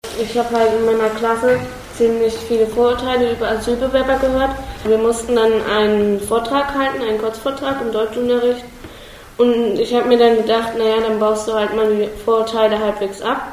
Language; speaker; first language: German; native; German